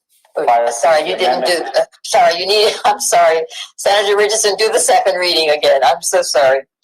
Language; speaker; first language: English; native; English